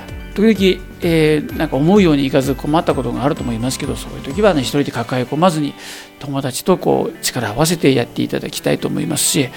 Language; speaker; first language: Japanese; native; Japanese